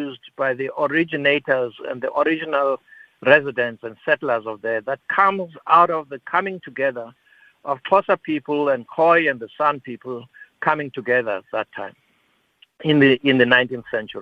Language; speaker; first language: English; non-native, local second language; Xhosa